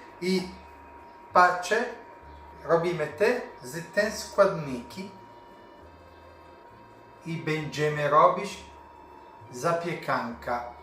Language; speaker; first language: Polish; non-native, learner; Italian